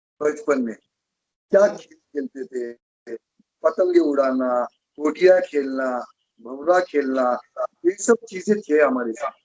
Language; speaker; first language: Hindi; non-native, local second language; Marathi